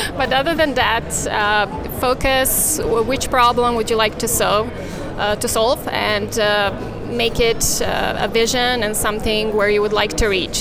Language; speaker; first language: English; non-native, fluent; Serbian